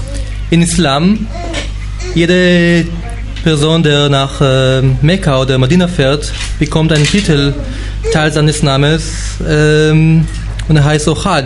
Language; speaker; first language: German; non-native, fluent; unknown